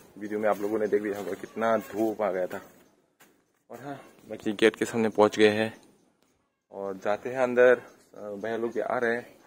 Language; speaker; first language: Hindi; non-native, local second language; Kok Borok